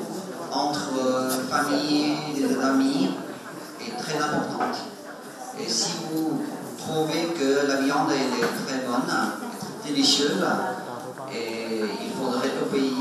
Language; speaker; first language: French; non-native, fluent; Chinese